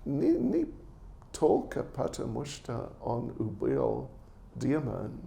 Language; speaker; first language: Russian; non-native, learner; English